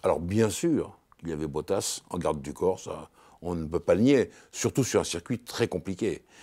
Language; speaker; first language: French; native; French